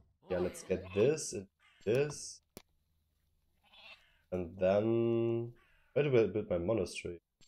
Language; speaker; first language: English; non-native, fluent; German